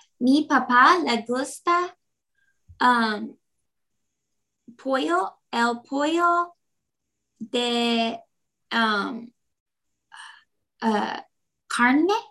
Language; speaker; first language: Spanish; non-native, learner; English